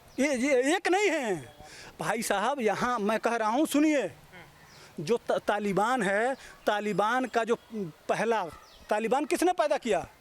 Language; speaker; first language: Hindi; native; Hindi